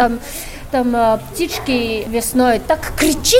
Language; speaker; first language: Russian; non-native, local second language; Latvian